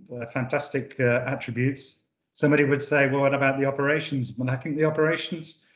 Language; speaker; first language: English; native; English